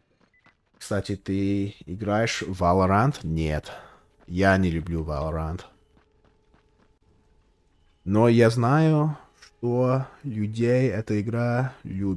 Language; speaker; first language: Russian; non-native, learner; English